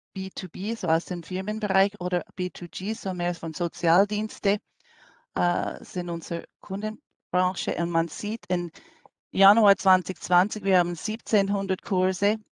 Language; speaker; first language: German; non-native, fluent; English